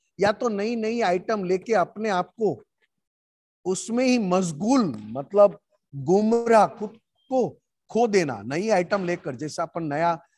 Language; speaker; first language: Hindi; non-native, local second language; Gujarati